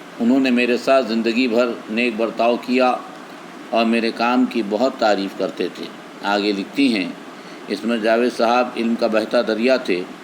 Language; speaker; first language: Urdu; native; Urdu